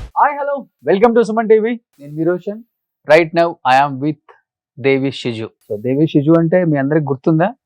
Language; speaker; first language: Telugu; native; Telugu